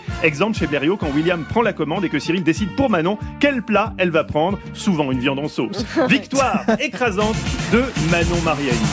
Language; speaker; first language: French; native; French